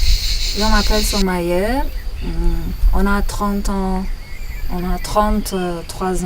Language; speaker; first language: French; non-native, learner; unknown